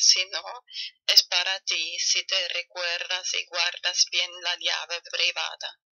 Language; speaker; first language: Spanish; non-native, learner; German